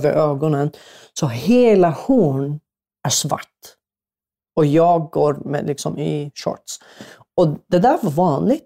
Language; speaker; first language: Swedish; non-native, fluent; Arabic